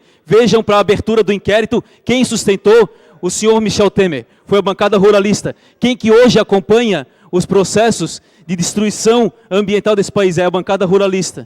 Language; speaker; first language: Portuguese; native; Portuguese